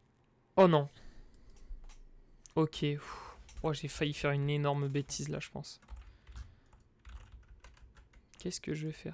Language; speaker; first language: French; native; French